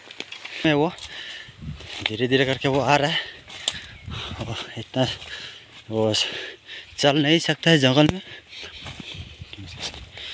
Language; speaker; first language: Hindi; non-native, local second language; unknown